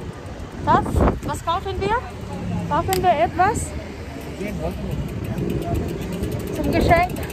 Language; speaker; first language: German; non-native, learner; Filipino